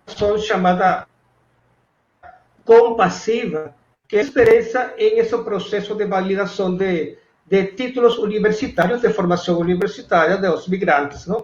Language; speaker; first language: Portuguese; non-native, fluent; Spanish